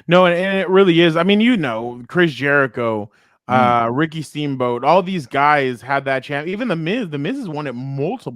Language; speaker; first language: English; native; English